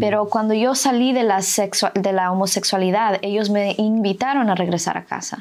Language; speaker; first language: Spanish; native; Spanish